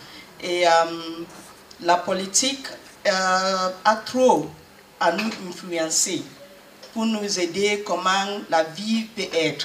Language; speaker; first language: French; non-native, learner; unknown